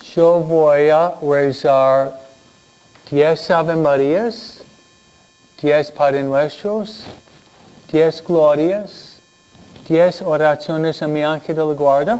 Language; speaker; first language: Spanish; non-native, fluent; English